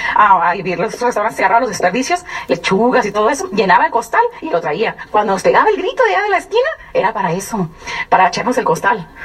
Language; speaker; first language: Spanish; native; Spanish